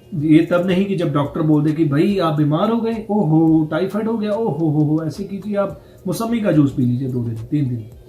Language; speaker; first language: Hindi; non-native, local second language; Punjabi